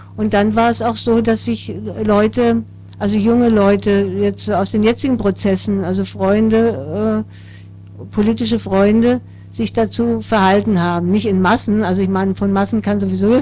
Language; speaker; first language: German; native; German